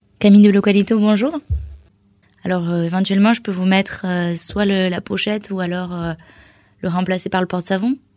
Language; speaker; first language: French; early bilingual, other home language; Spanish